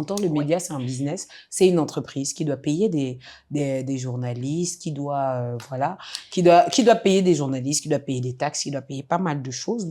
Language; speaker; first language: French; native; French